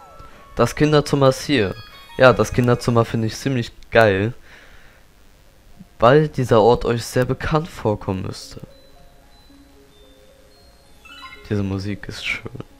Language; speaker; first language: German; native; German